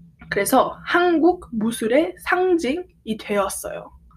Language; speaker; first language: Korean; early bilingual, heritage; Korean